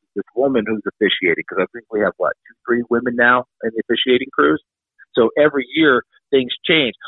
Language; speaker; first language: English; native; English